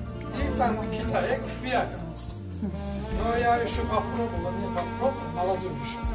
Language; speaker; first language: Russian; non-native, learner; Turkish